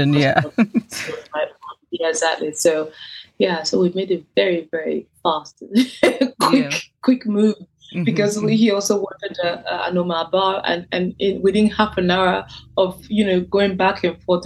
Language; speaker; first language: English; non-native, local second language; Igbo